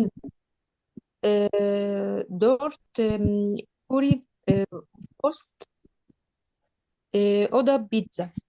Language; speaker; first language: German; non-native, learner; Arabic